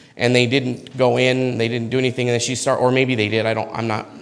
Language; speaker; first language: English; native; English